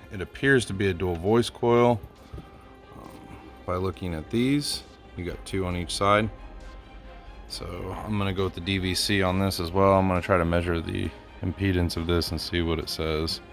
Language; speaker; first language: English; native; English